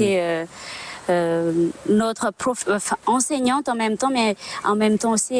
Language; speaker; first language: French; non-native, local second language; Malagasy